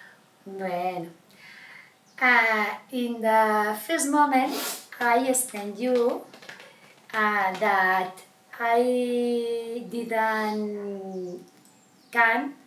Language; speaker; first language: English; non-native, learner; Catalan